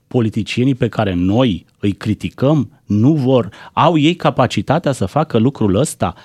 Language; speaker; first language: Romanian; native; Romanian